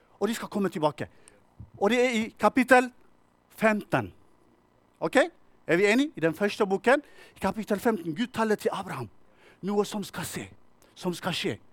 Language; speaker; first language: Norwegian; non-native, fluent; Tigrinya